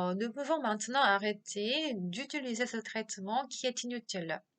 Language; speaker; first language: French; non-native, fluent; Korean